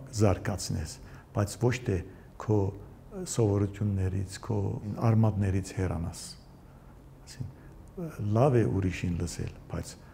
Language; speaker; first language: Armenian; early bilingual, heritage; Armenian